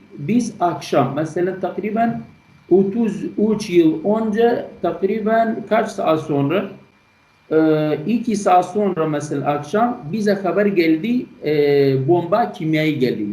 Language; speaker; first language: Turkish; non-native, learner; Kurdish